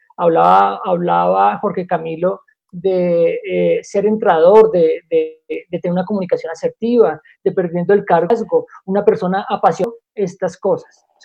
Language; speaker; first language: Spanish; native; Spanish